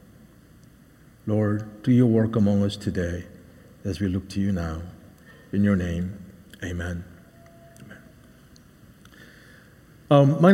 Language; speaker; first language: English; native; English